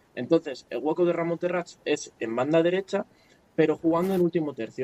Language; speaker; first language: Spanish; native; Spanish